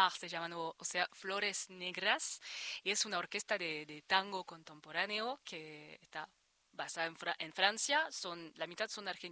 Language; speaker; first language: Spanish; non-native, fluent; French